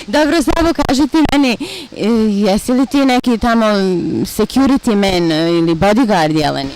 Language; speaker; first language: Bosnian; native; Bosnian